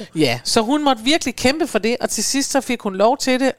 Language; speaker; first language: Danish; native; Danish